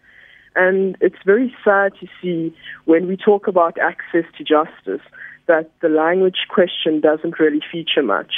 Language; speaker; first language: English; native; English